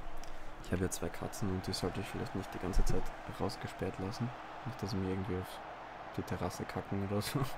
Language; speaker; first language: German; native; German